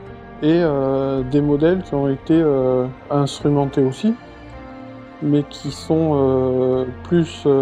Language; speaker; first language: French; native; French